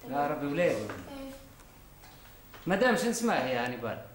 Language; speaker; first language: Arabic; native; Arabic